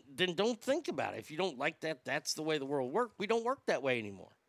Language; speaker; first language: English; native; English